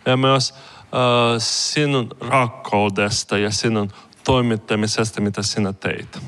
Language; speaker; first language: Finnish; non-native, learner; Ukrainian